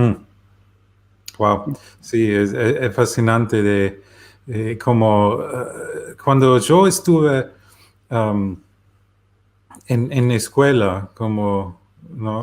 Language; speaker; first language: Spanish; non-native, learner; German